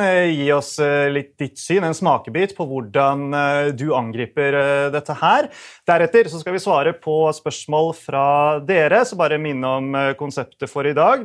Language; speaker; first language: Norwegian; native; Norwegian